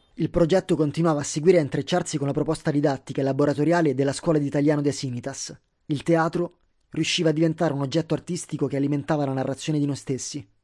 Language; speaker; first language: Italian; native; Italian